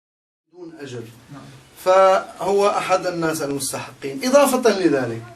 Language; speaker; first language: Arabic; native; Arabic